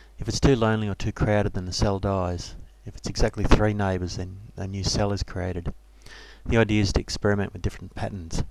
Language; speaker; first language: English; native; English